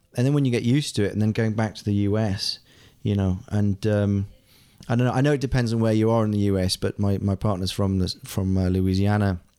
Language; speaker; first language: English; non-native, local second language; German